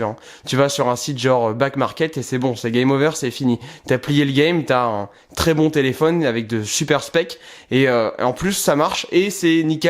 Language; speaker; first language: French; native; French